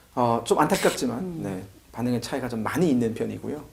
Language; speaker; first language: Korean; native; Korean